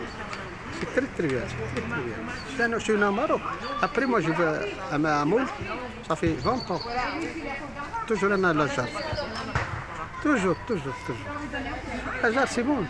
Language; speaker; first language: French; non-native, learner; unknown